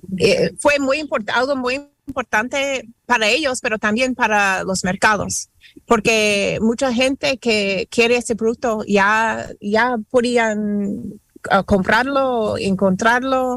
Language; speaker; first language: Spanish; non-native, fluent; English